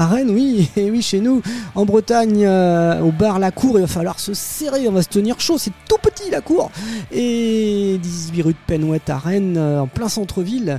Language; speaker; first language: French; native; French